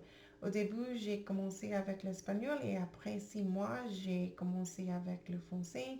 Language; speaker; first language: French; non-native, learner; English